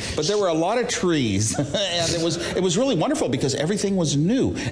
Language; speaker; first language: English; native; English